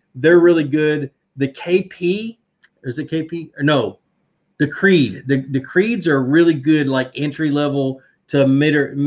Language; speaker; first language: English; native; English